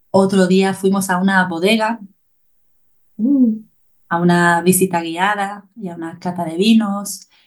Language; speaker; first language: Spanish; native; Spanish